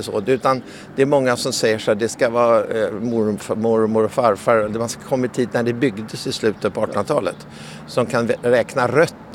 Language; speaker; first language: Swedish; native; Swedish